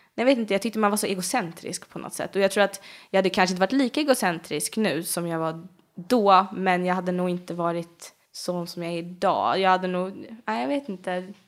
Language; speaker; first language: Swedish; native; Swedish